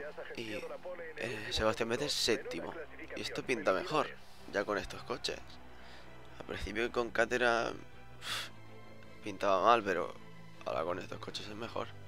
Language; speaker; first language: Spanish; native; Spanish